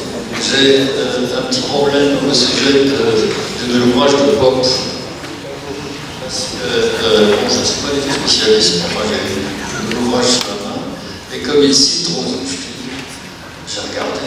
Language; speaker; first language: French; native; French